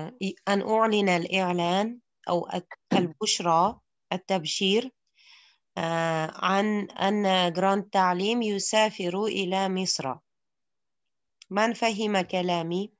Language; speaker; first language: Arabic; non-native, fluent; Uzbek